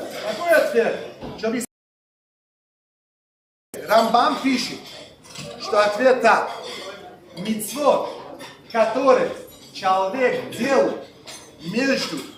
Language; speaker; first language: Russian; non-native, local second language; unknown